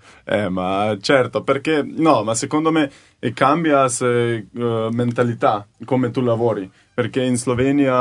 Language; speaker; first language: Italian; non-native, learner; Slovenian